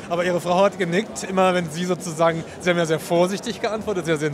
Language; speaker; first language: German; native; German